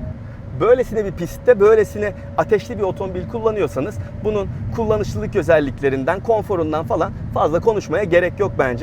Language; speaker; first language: Turkish; native; Turkish